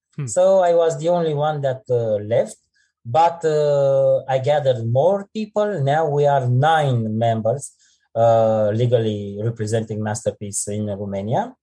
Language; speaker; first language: English; non-native, fluent; Romanian